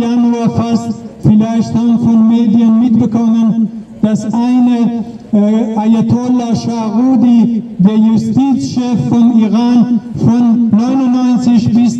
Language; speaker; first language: German; non-native, learner; Persian